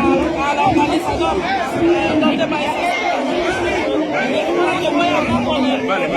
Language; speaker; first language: Spanish; non-native, learner; Igbo